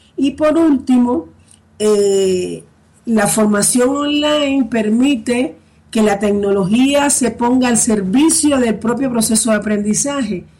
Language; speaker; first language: Spanish; native; Spanish